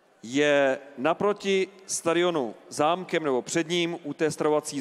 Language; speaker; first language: Czech; native; Czech